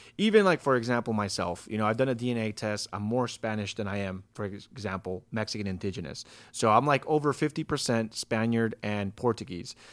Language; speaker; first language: English; native; English